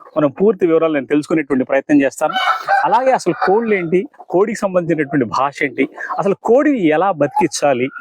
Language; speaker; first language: Telugu; native; Telugu